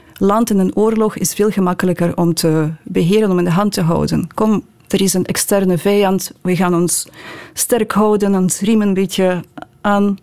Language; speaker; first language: Dutch; non-native, fluent; Ukrainian